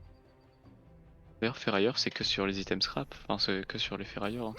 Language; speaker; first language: French; native; French